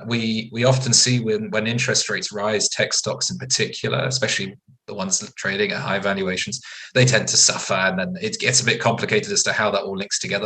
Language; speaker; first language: English; native; English